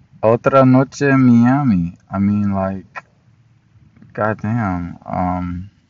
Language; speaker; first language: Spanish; non-native, fluent; English